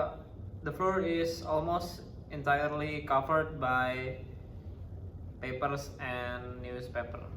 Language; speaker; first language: English; non-native, learner; Indonesian